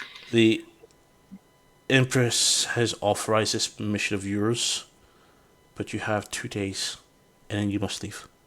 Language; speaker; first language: English; native; English